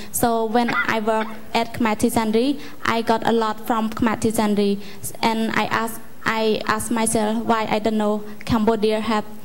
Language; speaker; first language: English; non-native, learner; Khmer